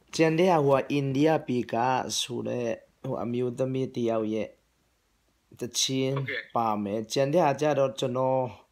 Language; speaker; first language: Burmese; non-native, local second language; Tedim Chin